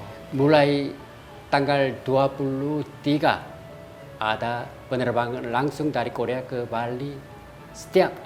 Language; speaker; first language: Indonesian; non-native, fluent; Korean